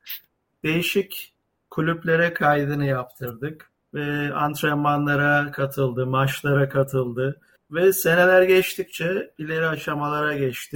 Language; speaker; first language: Turkish; native; Turkish